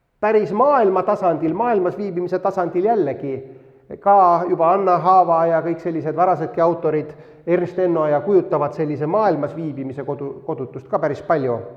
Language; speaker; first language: Estonian; native; Estonian